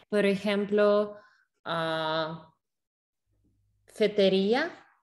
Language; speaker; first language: Spanish; non-native, learner; English